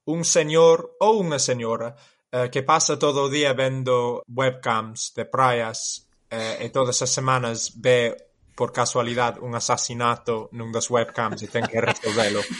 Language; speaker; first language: Galician; non-native, fluent; English